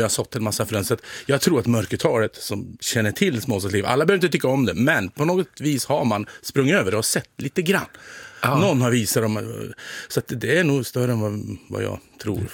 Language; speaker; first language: Swedish; native; Swedish